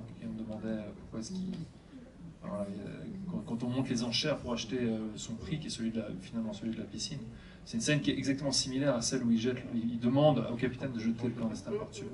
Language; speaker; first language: French; native; French